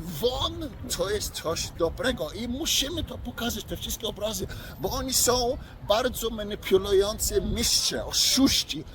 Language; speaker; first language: Polish; early bilingual, heritage; English